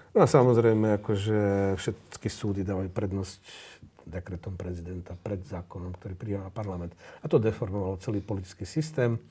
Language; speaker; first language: Slovak; native; Slovak